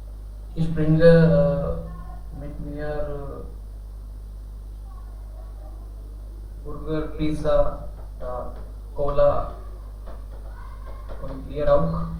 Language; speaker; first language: German; non-native, learner; Hindi